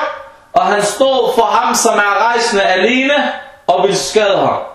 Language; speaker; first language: Danish; non-native, fluent; Arabic